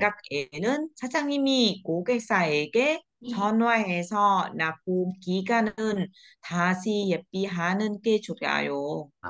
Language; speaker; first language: Korean; non-native, learner; Vietnamese